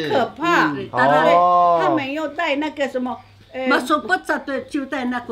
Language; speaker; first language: Chinese; non-native, local second language; Amis